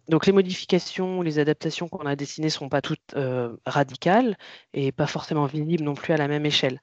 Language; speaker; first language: French; native; French